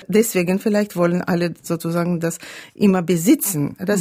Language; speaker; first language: German; non-native, fluent; Russian